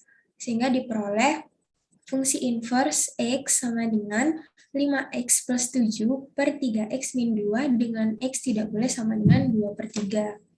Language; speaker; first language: Indonesian; native; Indonesian